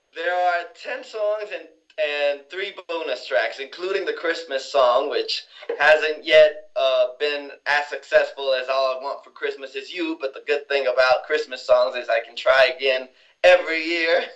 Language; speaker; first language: English; non-native, fluent; Spanish